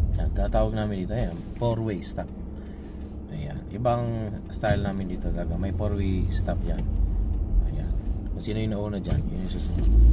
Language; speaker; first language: Filipino; native; Filipino